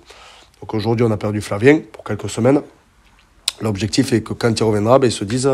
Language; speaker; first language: French; native; French